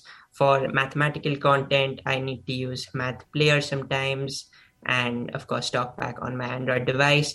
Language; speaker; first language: English; non-native, local second language; Hindi